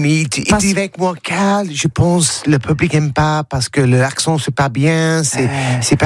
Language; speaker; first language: French; non-native, learner; English